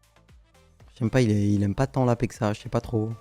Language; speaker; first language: French; native; French